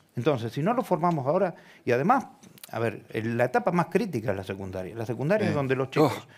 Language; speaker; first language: Spanish; native; Spanish